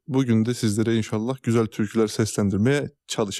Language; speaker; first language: Turkish; native; Turkish